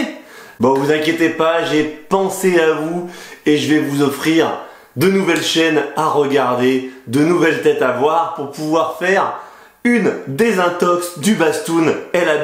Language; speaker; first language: French; native; French